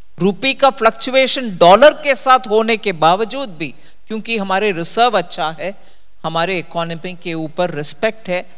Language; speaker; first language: Hindi; non-native, local second language; Tamil